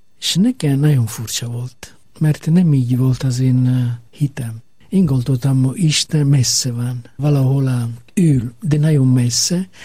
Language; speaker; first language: Hungarian; non-native, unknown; Italian